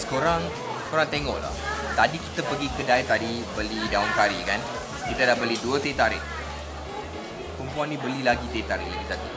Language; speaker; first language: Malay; non-native, local second language; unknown